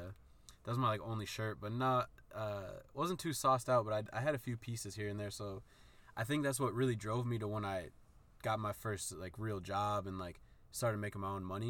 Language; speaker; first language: English; native; English